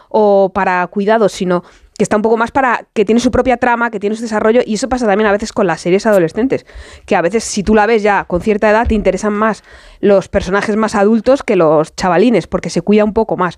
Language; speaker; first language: Spanish; native; Spanish